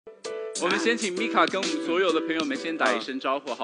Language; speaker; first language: Chinese; native; Chinese